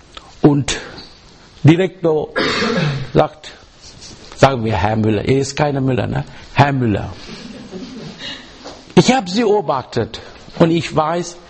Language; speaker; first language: German; non-native, learner; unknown